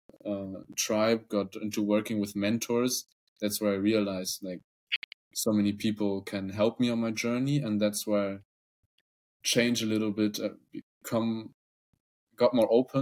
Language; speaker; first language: English; non-native, fluent; German